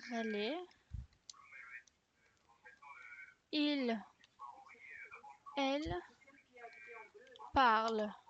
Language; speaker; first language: French; non-native, fluent; Spanish